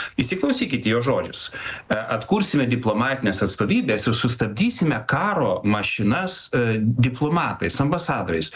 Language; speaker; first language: Lithuanian; native; Lithuanian